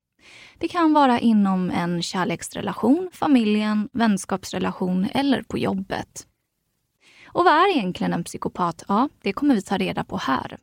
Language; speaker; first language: Swedish; native; Swedish